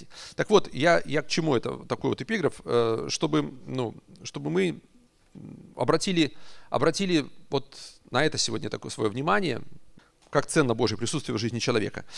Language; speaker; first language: Russian; native; Russian